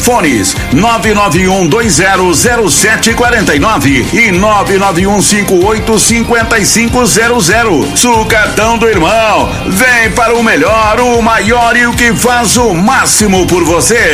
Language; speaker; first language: Portuguese; native; Portuguese